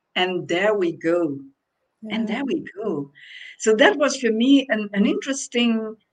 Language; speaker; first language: English; non-native, fluent; Dutch